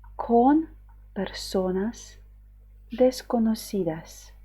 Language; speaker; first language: Spanish; non-native, fluent; Ukrainian